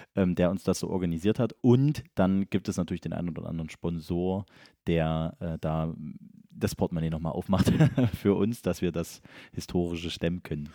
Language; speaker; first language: German; native; German